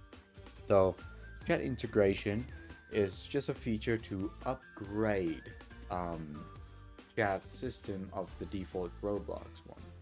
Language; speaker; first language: English; native; English